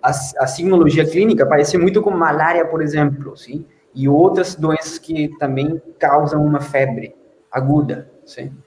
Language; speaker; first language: Portuguese; non-native, fluent; Spanish